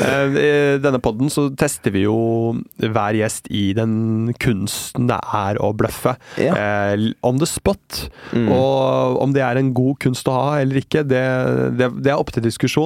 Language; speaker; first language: Norwegian; native; Norwegian